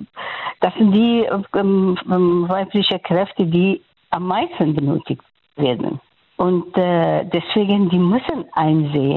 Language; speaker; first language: German; non-native, fluent; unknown